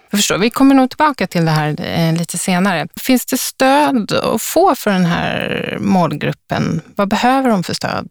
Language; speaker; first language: Swedish; native; Swedish